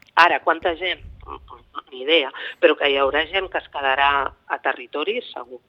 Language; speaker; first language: Catalan; native; Catalan